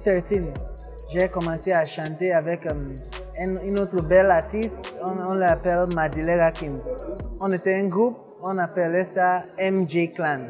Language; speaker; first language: French; non-native, local second language; English